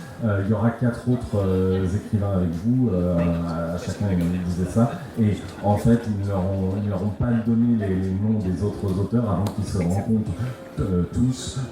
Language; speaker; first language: French; native; French